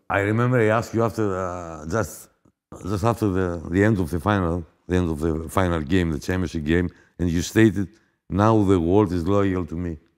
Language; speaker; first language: English; non-native, fluent; Greek